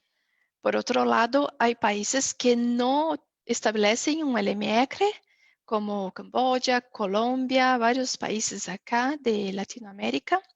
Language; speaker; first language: Spanish; non-native, fluent; Portuguese